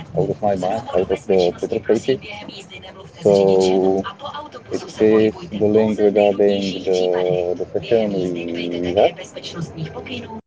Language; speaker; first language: English; non-native, fluent; Czech